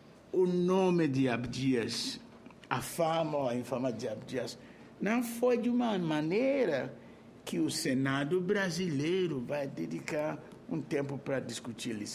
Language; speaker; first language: Portuguese; non-native, fluent; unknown